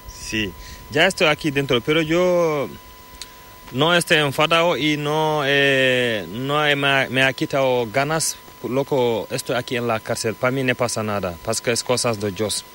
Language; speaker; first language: Spanish; non-native, learner; Fula